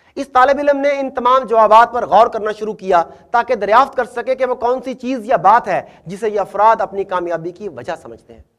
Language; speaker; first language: Urdu; native; Urdu